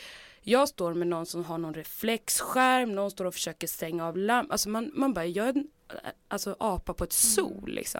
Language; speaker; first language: Swedish; native; Swedish